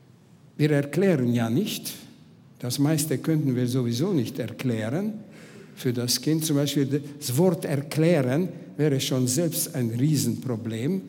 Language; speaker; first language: German; non-native, fluent; Hungarian